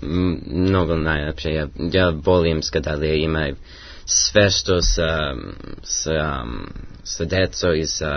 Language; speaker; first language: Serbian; early bilingual, heritage; English